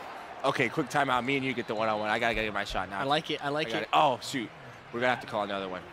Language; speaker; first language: English; native; English